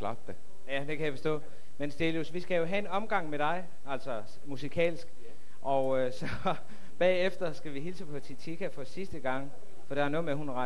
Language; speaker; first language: Danish; native; Danish